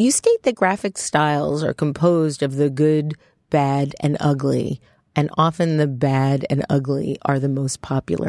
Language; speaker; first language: English; native; English